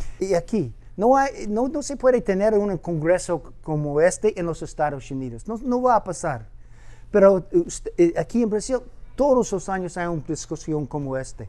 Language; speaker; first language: Spanish; non-native, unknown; English